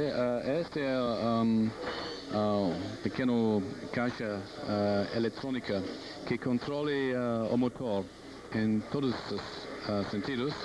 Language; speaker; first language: Portuguese; non-native, learner; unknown